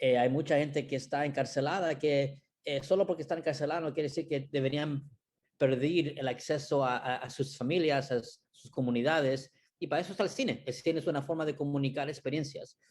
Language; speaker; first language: Spanish; early bilingual, heritage; Spanish